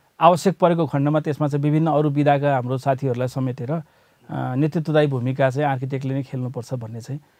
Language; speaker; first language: Nepali; native; Nepali